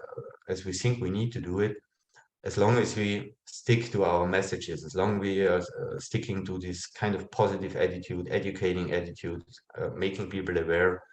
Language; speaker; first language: English; non-native, fluent; German